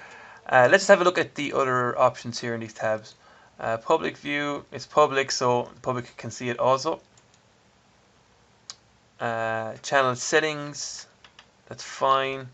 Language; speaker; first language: English; native; English